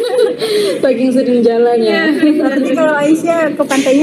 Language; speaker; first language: Indonesian; native; Indonesian